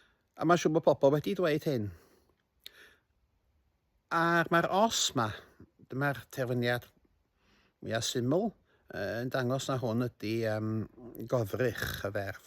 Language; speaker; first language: Welsh; native; Welsh